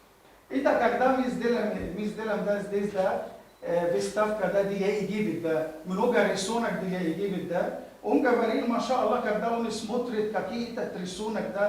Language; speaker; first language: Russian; non-native, learner; Arabic